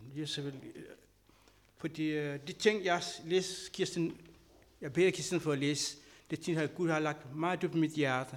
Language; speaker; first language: Danish; non-native, fluent; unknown